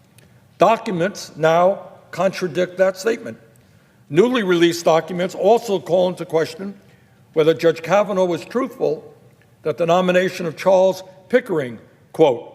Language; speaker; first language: English; native; English